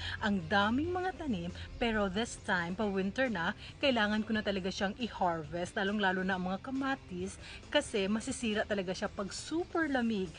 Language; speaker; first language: Filipino; native; Filipino